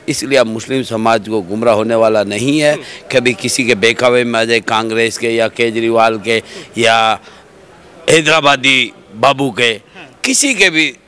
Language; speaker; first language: Hindi; native; Hindi